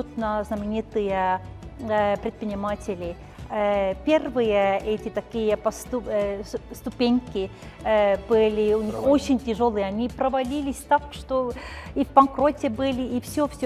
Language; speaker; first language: Russian; non-native, fluent; Estonian